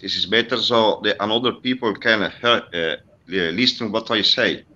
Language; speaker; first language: English; non-native, learner; Italian